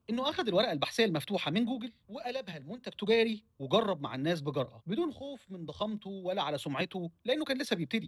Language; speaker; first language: Arabic; native; Arabic